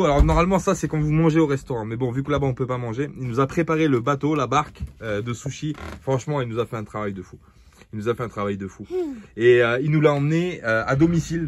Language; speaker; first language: French; native; French